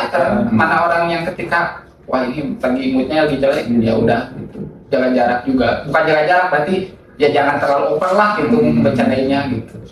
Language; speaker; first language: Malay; non-native, local second language; Sundanese